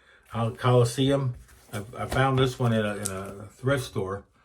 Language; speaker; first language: English; native; English